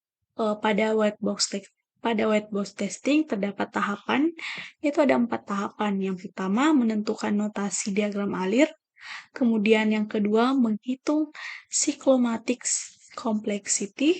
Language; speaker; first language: Indonesian; native; Indonesian